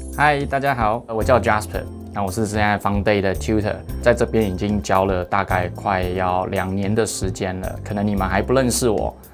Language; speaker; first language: Chinese; early bilingual, heritage; Chinese